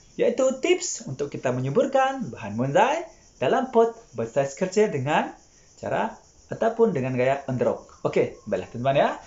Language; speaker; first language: Malay; native; Malay